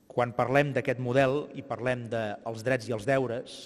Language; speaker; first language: Catalan; native; Catalan